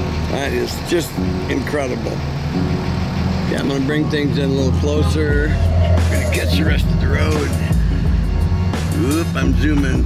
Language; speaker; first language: English; native; English